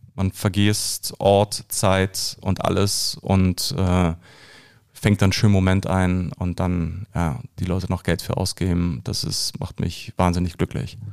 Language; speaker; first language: German; native; German